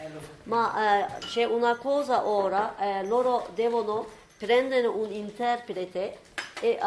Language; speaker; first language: Italian; non-native, learner; Turkish